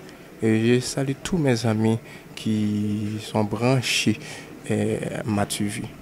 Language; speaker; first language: French; non-native, local second language; Haitian Creole